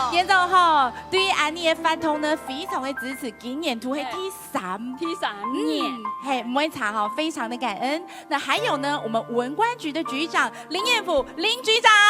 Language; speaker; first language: Chinese; native; Chinese